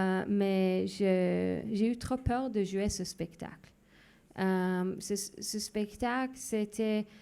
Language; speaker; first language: French; non-native, fluent; Hebrew